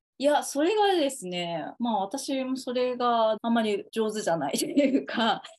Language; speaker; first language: Japanese; native; Japanese